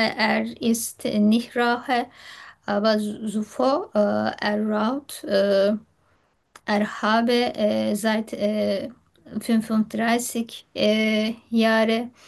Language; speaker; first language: German; non-native, learner; Turkish